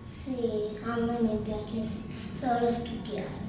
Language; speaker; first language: Italian; early bilingual, other home language; Bangla